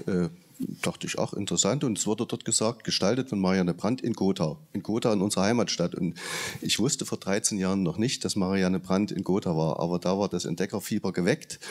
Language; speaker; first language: German; native; German